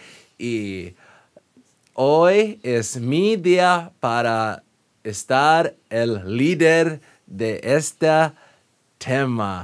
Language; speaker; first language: Spanish; non-native, learner; English